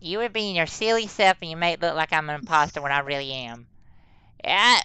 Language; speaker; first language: English; native; English